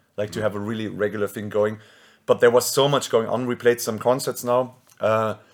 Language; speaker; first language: English; non-native, fluent; German